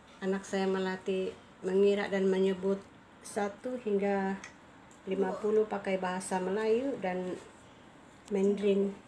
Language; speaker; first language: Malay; non-native, local second language; Chinese